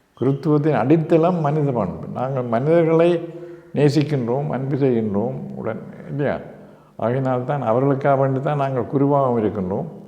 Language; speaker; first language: Tamil; native; Tamil